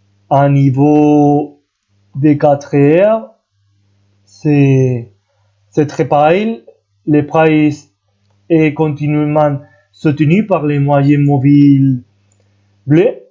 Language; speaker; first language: French; non-native, fluent; Spanish